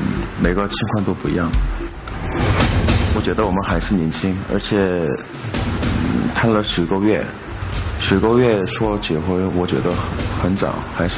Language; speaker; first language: Chinese; non-native, fluent; Korean